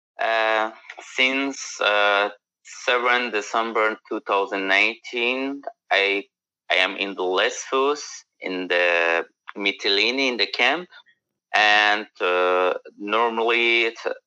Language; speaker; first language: English; non-native, learner; Persian